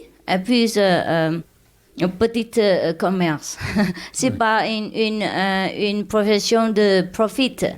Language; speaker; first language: French; non-native, learner; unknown